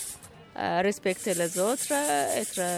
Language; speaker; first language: French; non-native, learner; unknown